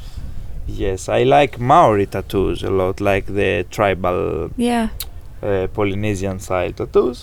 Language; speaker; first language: English; non-native, fluent; Greek